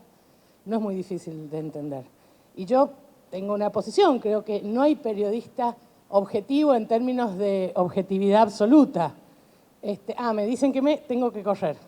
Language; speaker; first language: Spanish; native; Spanish